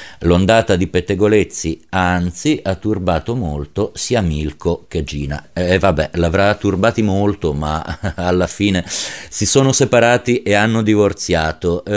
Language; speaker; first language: Italian; native; Italian